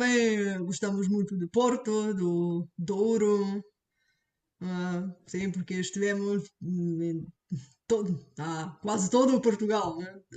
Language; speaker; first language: Portuguese; non-native, learner; Bulgarian